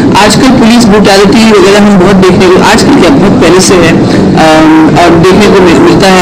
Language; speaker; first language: Hindi; native; Hindi